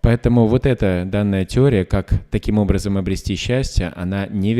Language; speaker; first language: Russian; native; Russian